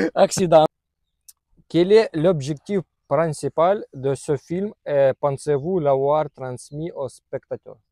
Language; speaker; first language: French; non-native, learner; Russian